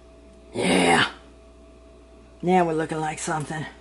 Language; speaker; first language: English; native; English